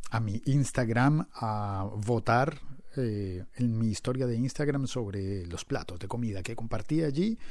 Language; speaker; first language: Spanish; native; Spanish